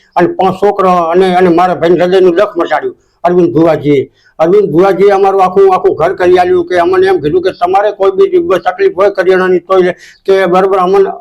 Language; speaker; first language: Gujarati; native; Gujarati